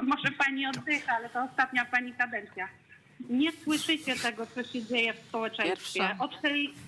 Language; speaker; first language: Polish; native; Polish